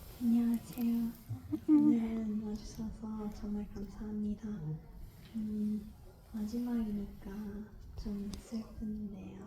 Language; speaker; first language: Korean; non-native, learner; Japanese